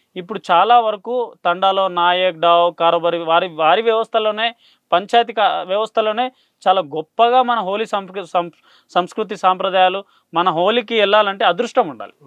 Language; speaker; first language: Telugu; non-native, local second language; Lambadi